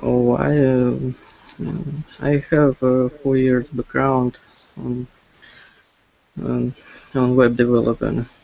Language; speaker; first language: English; non-native, learner; Russian